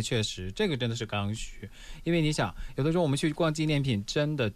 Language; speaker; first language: Chinese; native; Chinese